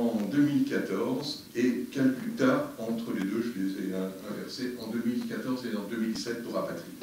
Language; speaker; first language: French; native; French